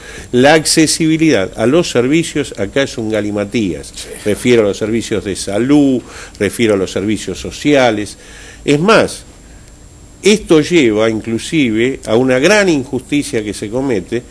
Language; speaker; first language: Spanish; native; Spanish